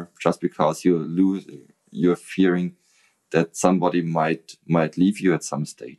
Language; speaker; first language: English; non-native, fluent; German